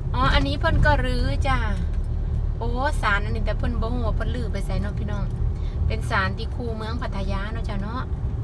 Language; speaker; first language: Thai; native; Thai